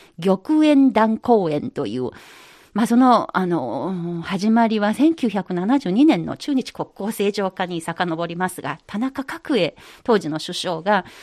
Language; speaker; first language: Japanese; non-native, fluent; Chinese